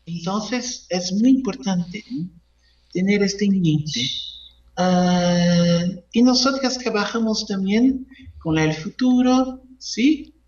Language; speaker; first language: Spanish; non-native, fluent; Portuguese